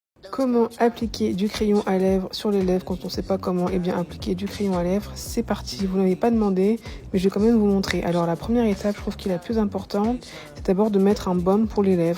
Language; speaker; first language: French; native; French